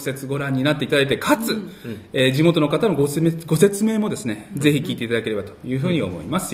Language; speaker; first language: Japanese; native; Japanese